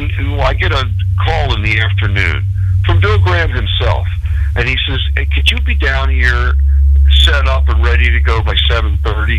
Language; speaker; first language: English; native; English